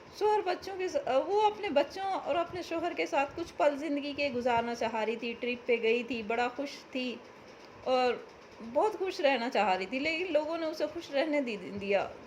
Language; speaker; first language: Urdu; native; Urdu